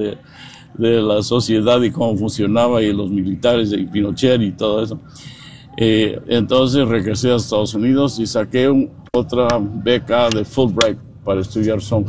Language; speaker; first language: Spanish; non-native, fluent; English